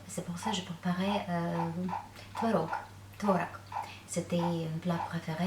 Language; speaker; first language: French; non-native, fluent; Russian